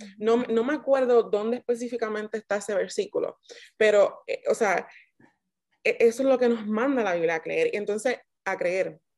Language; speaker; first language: Spanish; native; Spanish